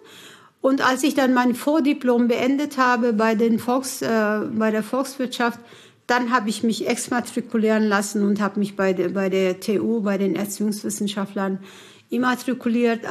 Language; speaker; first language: German; early bilingual, other home language; Turkish